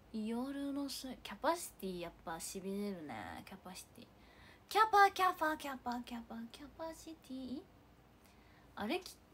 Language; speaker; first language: Japanese; native; Japanese